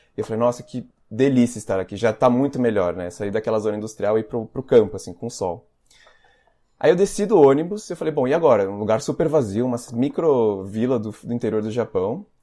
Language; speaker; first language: Portuguese; native; Portuguese